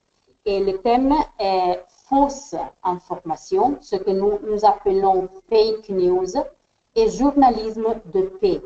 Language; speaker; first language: French; non-native, fluent; Spanish